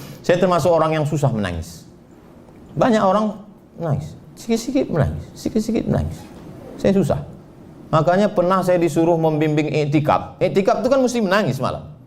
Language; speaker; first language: Indonesian; native; Indonesian